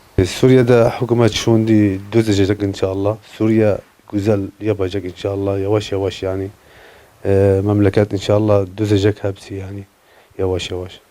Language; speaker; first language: Turkish; non-native, learner; Arabic